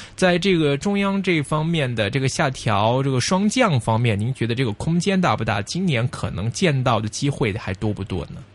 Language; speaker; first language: Chinese; non-native, local second language; Cantonese